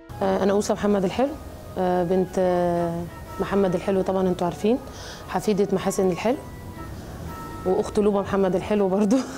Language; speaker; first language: Arabic; native; Arabic